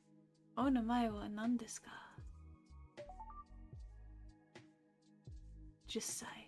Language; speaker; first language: Japanese; non-native, learner; English